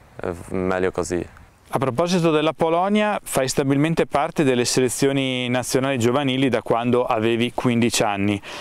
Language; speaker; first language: Italian; native; Italian